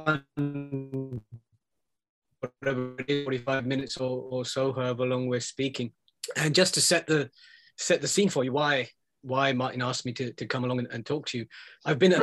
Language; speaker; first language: English; native; English